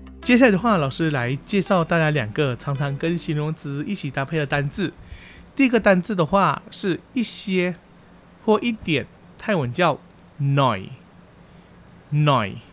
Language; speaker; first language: Chinese; early bilingual, heritage; Chinese